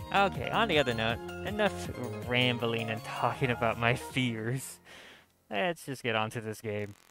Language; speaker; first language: English; native; English